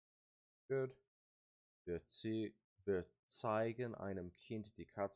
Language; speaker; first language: German; non-native, learner; English